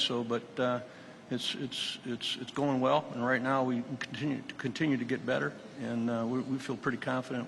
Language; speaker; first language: English; native; English